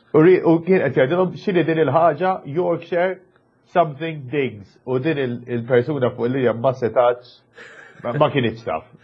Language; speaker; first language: Maltese; early bilingual, other home language; English